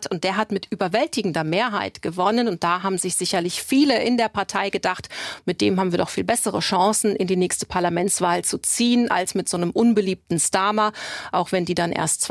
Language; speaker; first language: German; native; German